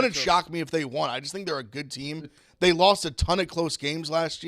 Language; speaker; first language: English; native; English